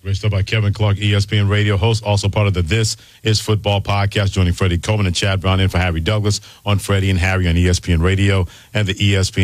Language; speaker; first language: English; native; English